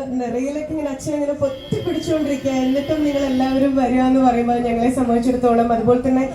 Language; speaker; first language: Malayalam; native; Malayalam